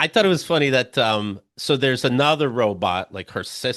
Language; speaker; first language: English; native; English